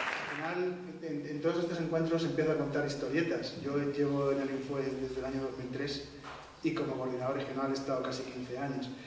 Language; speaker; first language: Spanish; native; Spanish